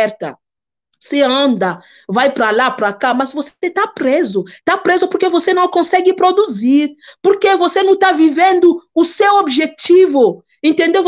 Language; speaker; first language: Portuguese; non-native, fluent; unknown